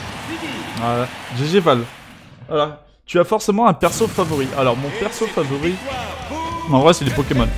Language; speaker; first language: French; native; French